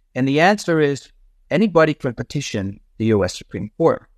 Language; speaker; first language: English; non-native, fluent; Dutch